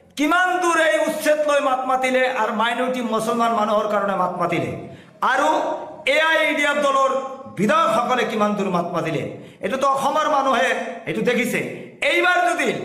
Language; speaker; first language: Assamese; non-native, local second language; Bangla